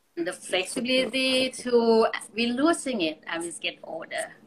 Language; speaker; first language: English; non-native, fluent; Thai